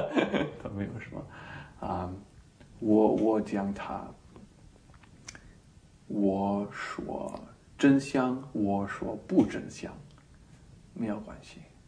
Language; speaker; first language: Chinese; non-native, learner; English